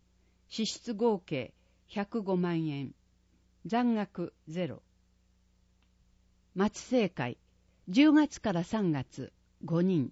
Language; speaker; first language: Japanese; native; Japanese